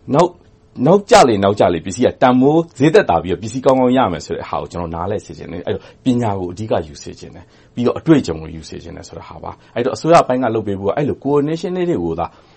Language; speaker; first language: Burmese; native; Burmese